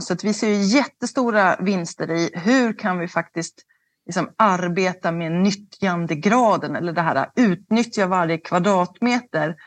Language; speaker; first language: Swedish; native; Swedish